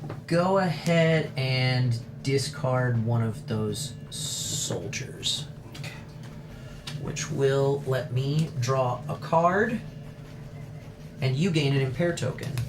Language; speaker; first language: English; native; English